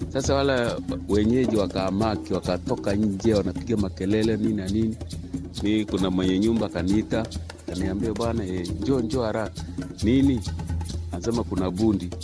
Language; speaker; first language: Swahili; native; Swahili